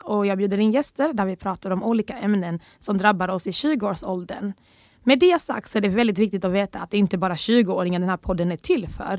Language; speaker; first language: Swedish; early bilingual, other home language; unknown